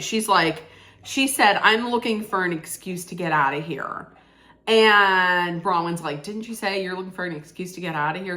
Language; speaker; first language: English; native; English